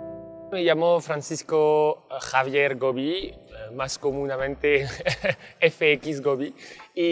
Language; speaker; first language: Spanish; non-native, fluent; French